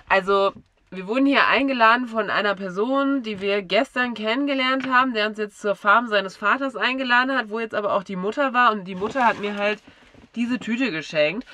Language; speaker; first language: German; native; German